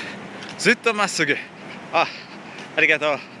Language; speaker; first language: Japanese; non-native, learner; English